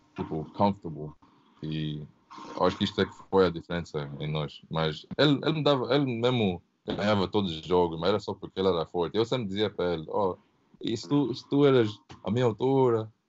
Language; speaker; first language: Portuguese; early bilingual, heritage; Portuguese